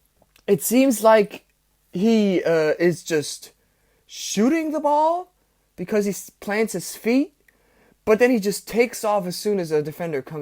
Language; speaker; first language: English; native; English